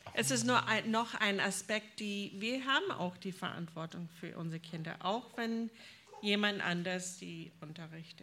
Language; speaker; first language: German; non-native, fluent; English